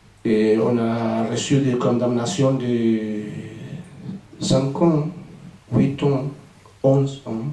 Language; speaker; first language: French; non-native, fluent; Spanish